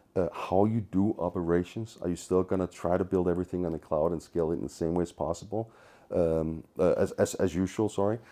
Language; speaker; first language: English; non-native, fluent; Danish